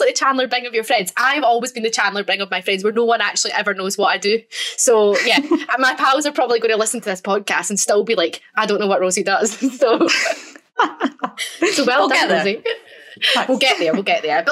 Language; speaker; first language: English; native; English